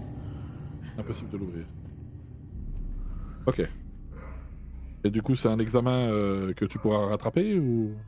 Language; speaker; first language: French; native; French